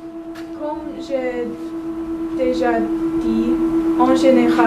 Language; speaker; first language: French; non-native, learner; English